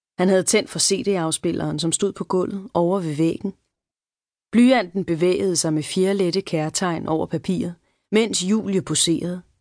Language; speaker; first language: Danish; native; Danish